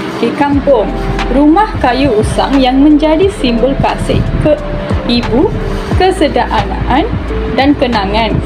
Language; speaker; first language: Malay; non-native, local second language; Tamil